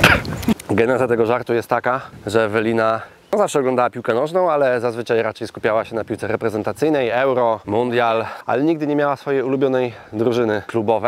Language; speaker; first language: Polish; native; Polish